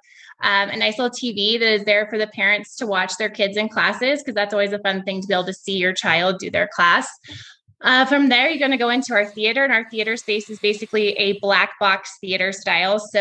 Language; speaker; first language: English; native; English